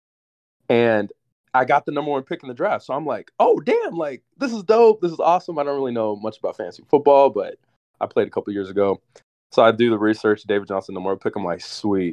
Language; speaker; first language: English; native; English